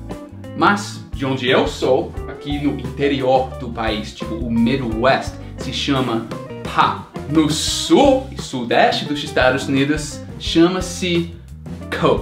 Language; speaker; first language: Portuguese; non-native, fluent; English